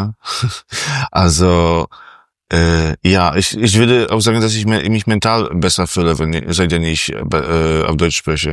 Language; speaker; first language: German; non-native, fluent; Polish